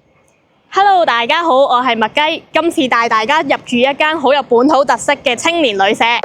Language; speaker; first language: Cantonese; native; Cantonese